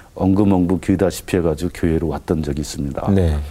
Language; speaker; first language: Korean; native; Korean